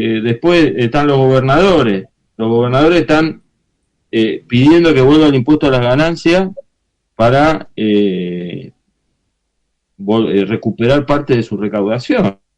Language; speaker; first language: Spanish; native; Spanish